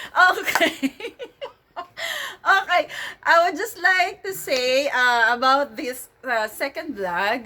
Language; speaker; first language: English; non-native, local second language; Filipino